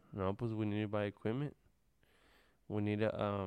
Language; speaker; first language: English; early bilingual, other home language; Spanish